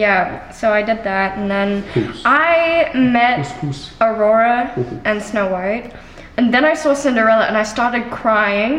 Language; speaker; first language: English; non-native, local second language; Afrikaans